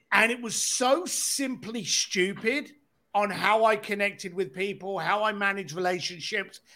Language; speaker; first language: English; native; English